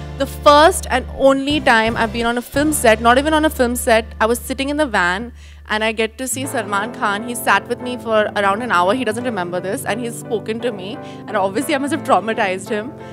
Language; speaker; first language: English; non-native, local second language; Hindi